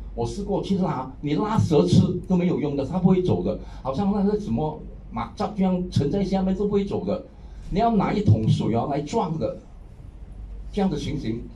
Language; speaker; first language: Chinese; non-native, local second language; Hakka Chinese